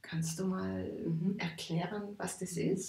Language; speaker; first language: German; native; German